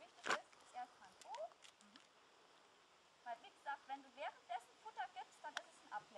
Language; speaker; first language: German; native; German